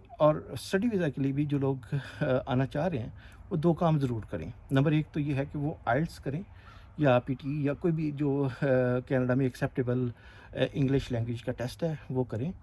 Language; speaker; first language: Urdu; non-native, local second language; Punjabi